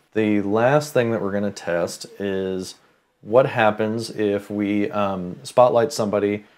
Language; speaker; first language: English; native; English